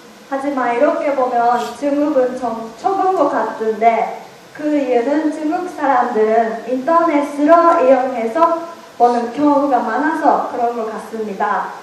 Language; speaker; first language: Korean; non-native, learner; Japanese